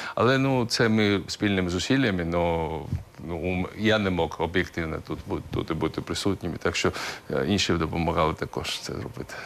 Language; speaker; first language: Ukrainian; non-native, local second language; Russian